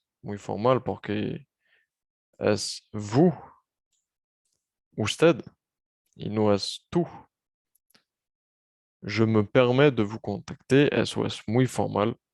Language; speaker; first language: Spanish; non-native, learner; French